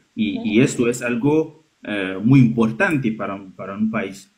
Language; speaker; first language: Spanish; non-native, learner; French